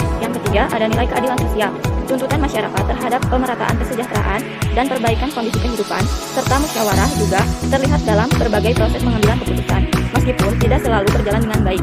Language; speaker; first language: Indonesian; native; Indonesian